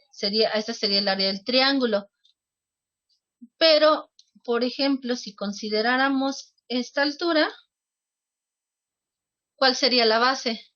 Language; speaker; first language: Spanish; native; Spanish